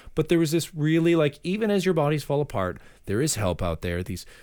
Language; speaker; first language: English; native; English